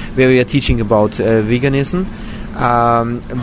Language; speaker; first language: English; non-native, fluent; German